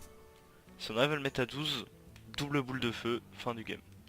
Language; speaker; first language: French; native; French